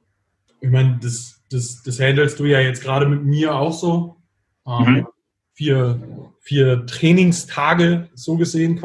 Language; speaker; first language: German; native; German